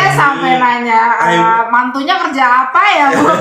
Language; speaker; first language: Indonesian; native; Indonesian